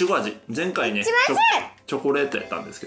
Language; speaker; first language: Japanese; native; Japanese